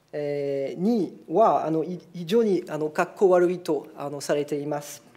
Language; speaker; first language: Japanese; non-native, fluent; French